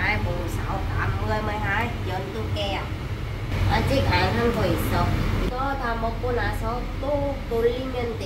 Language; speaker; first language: Korean; non-native, learner; Vietnamese